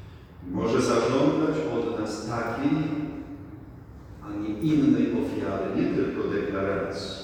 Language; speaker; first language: Polish; native; Polish